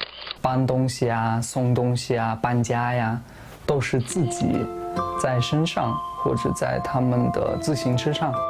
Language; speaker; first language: Chinese; non-native, fluent; Tajik